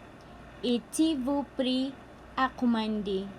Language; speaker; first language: French; non-native, learner; Cebuano